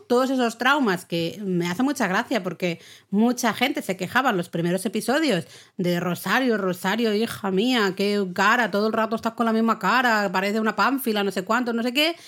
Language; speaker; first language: Spanish; native; Spanish